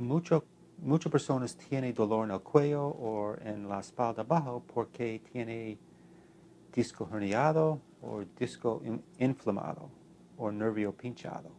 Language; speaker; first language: Spanish; non-native, learner; English